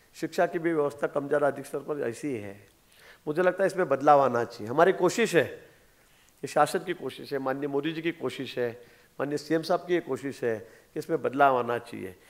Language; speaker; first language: Hindi; non-native, local second language; Marathi